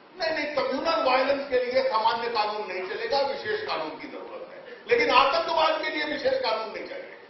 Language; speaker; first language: Hindi; native; Hindi